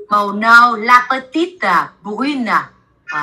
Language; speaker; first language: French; non-native, fluent; Vietnamese